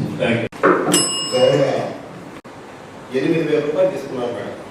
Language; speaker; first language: Telugu; native; Telugu